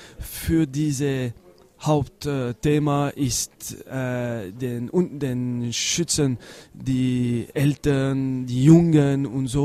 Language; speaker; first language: German; non-native, local second language; French